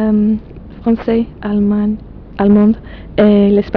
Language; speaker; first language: French; non-native, learner; English